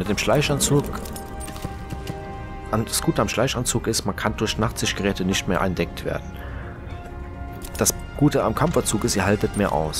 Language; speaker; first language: German; native; German